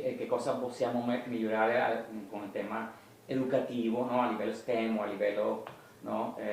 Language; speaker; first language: Italian; non-native, fluent; Spanish